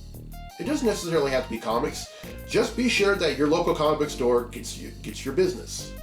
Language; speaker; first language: English; native; English